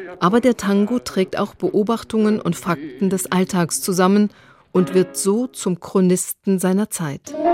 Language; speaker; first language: German; native; German